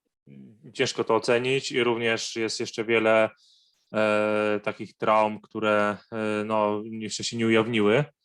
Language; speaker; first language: Polish; non-native, fluent; Arabic